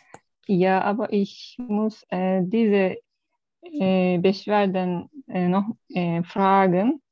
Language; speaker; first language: German; non-native, learner; Turkish